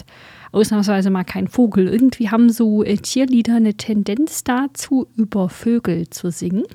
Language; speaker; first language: German; native; German